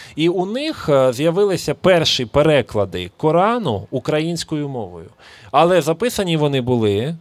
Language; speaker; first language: Ukrainian; native; Ukrainian